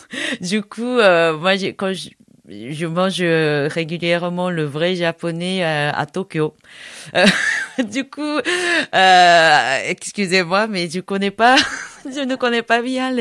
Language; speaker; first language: French; non-native, fluent; Japanese